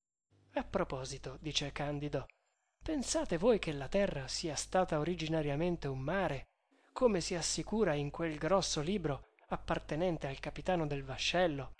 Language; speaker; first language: Italian; native; Italian